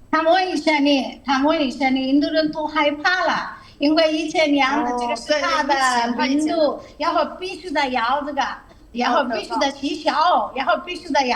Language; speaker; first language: Chinese; non-native, learner; Telugu